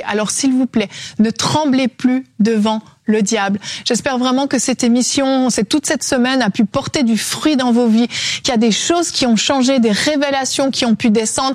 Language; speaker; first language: French; native; French